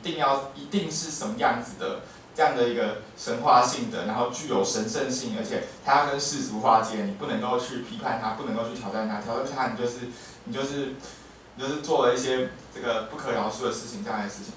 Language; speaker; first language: Chinese; native; Chinese